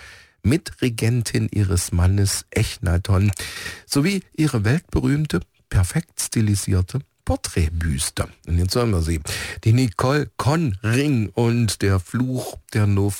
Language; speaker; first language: German; native; German